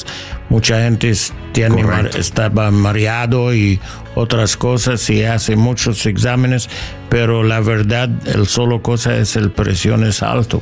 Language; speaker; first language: Spanish; non-native, learner; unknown